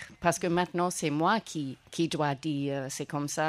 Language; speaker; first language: French; non-native, fluent; English